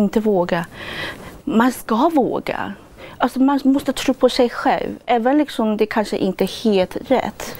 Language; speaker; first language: Swedish; non-native, fluent; Chinese